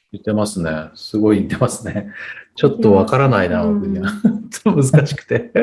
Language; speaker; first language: Japanese; non-native, fluent; Tatar